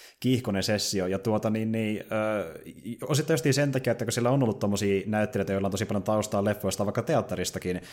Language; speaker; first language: Finnish; native; Finnish